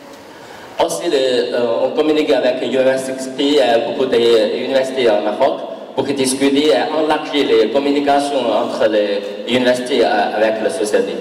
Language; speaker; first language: French; non-native, learner; Chinese